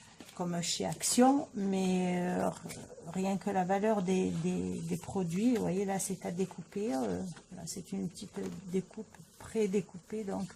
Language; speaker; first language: French; native; French